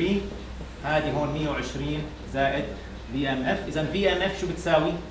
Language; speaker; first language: Arabic; native; Arabic